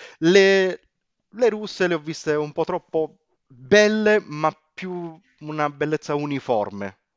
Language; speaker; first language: Italian; native; Italian